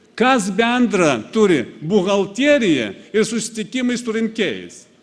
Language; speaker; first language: Lithuanian; non-native, fluent; Russian